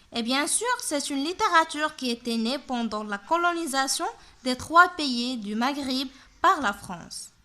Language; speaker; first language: French; non-native, local second language; Arabic